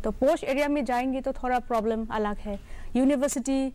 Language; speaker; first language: Hindi; non-native, local second language; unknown